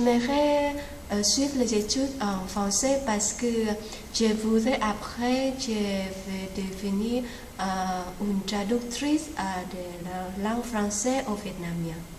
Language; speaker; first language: French; non-native, learner; Vietnamese